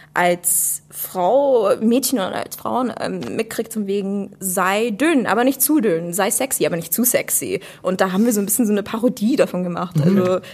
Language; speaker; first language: German; non-native, fluent; English